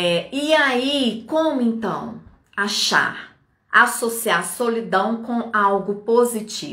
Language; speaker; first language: Portuguese; native; Portuguese